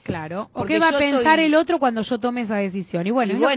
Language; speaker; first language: Spanish; native; Spanish